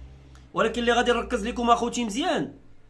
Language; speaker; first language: Arabic; native; Arabic